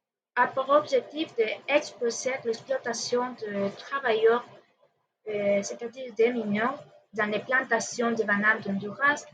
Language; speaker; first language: French; non-native, learner; Spanish